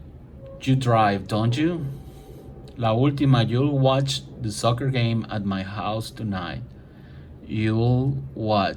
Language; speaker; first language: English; non-native, fluent; Spanish